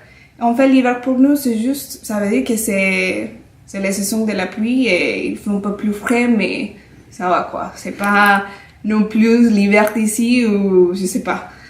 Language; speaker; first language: French; non-native, fluent; Spanish